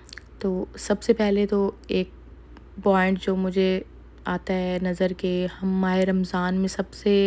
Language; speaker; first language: Urdu; native; Urdu